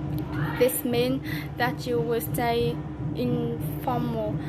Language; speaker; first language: English; non-native, learner; Vietnamese